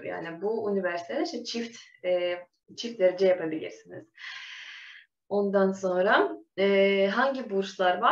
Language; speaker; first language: Turkish; non-native, fluent; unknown